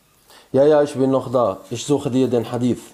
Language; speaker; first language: German; non-native, learner; Arabic